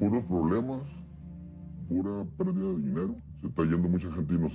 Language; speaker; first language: Spanish; native; Spanish